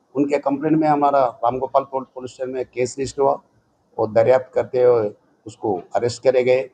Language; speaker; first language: Hindi; non-native, local second language; Telugu